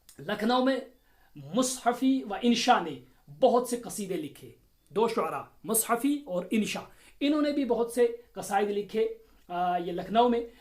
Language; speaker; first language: Urdu; non-native, local second language; Kashmiri